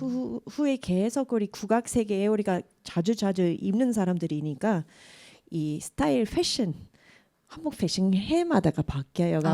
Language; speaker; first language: Korean; non-native, fluent; English